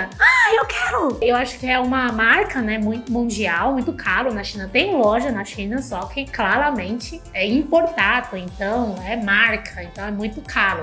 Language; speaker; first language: Portuguese; non-native, learner; Chinese